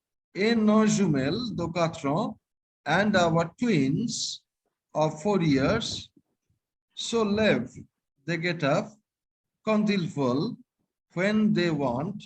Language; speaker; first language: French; non-native, fluent; Bangla